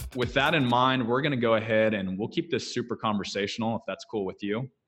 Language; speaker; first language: English; native; English